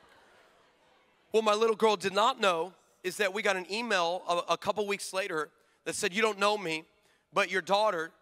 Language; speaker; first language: English; native; English